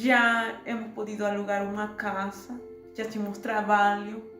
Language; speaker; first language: Portuguese; non-native, learner; Spanish